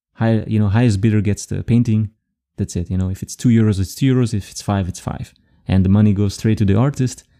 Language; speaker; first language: English; non-native, fluent; Dutch